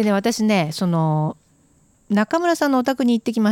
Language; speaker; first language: Japanese; native; Japanese